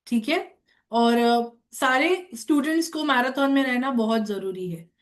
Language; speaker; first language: Hindi; non-native, local second language; Marathi